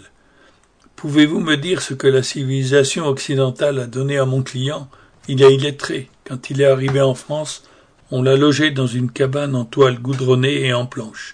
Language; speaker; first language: French; native; French